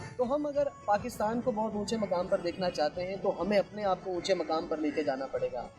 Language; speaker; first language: Urdu; native; Urdu